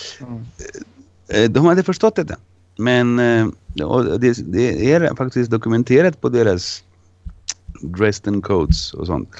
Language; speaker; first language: Swedish; non-native, fluent; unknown